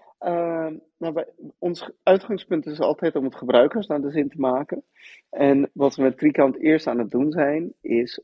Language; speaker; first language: Dutch; early bilingual, other home language; Persian